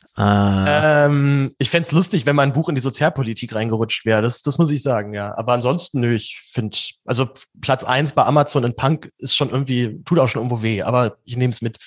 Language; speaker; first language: German; native; German